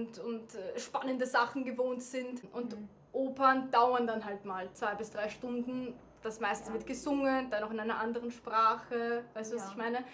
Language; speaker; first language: German; native; German